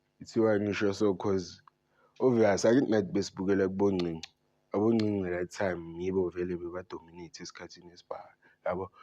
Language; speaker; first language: Zulu; native; Zulu